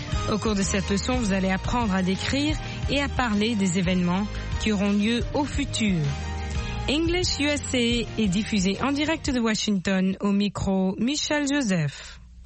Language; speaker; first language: French; native; French